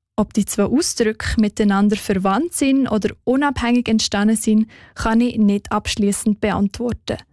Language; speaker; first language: German; native; German